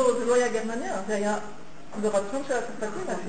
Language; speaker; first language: Hebrew; non-native, fluent; French